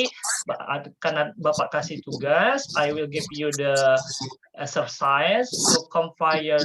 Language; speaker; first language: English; non-native, fluent; Indonesian